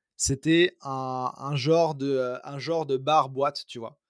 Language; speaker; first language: French; native; French